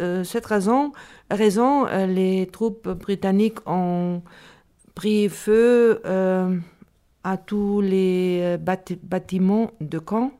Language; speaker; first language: French; non-native, learner; Spanish